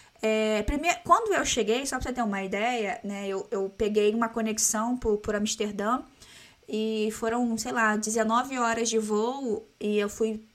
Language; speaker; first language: Portuguese; native; Portuguese